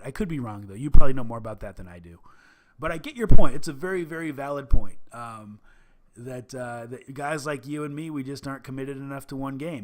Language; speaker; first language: English; native; English